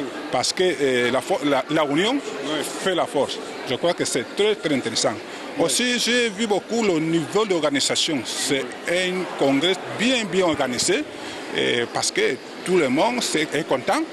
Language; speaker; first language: French; non-native, learner; Spanish